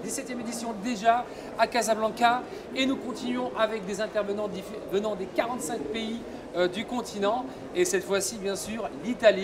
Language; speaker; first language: French; native; French